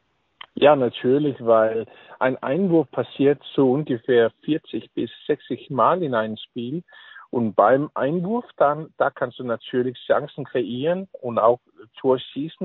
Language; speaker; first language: German; non-native, learner; Danish